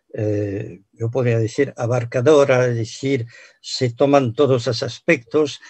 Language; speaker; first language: Spanish; non-native, fluent; French